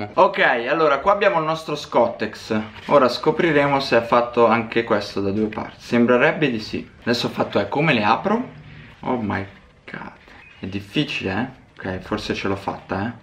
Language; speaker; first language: Italian; native; Italian